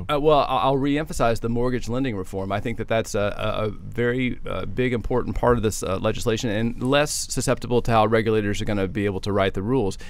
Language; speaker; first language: English; native; English